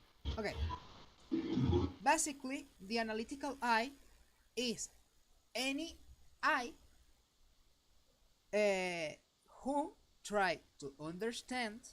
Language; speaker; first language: English; non-native, learner; Spanish